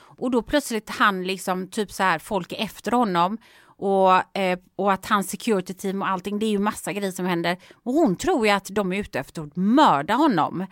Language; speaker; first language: Swedish; native; Swedish